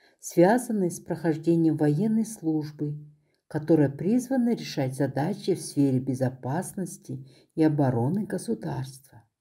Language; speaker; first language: Russian; non-native, local second language; Kazakh